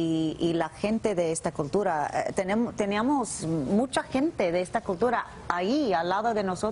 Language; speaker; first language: Spanish; non-native, learner; English